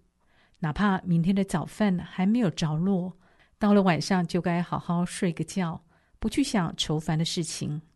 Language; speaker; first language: Chinese; native; Chinese